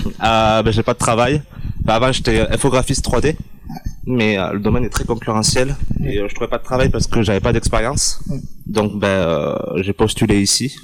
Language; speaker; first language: French; native; French